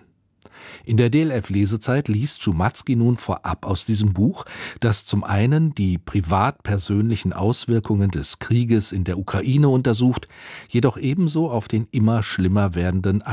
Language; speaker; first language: German; native; German